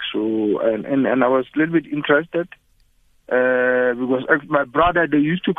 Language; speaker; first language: English; non-native, local second language; Tswana